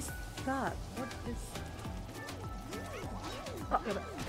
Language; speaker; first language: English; non-native, fluent; Japanese